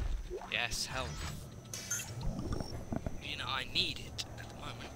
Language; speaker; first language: English; native; English